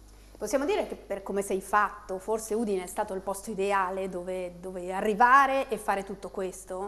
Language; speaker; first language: Italian; native; Italian